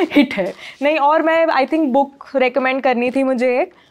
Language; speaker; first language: Hindi; non-native, local second language; Gujarati